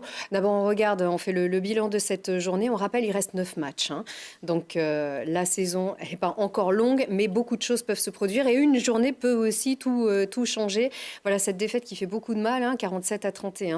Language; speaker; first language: French; native; French